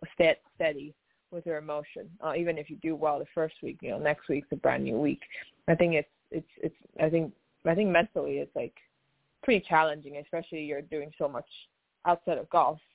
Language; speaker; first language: English; non-native, fluent; Chinese